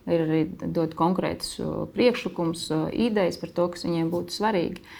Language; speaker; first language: Latvian; native; Latvian